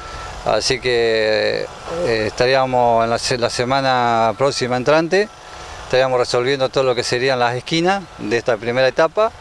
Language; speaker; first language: Spanish; native; Spanish